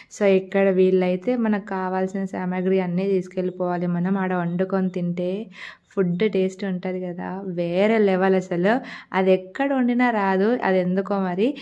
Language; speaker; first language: Telugu; non-native, local second language; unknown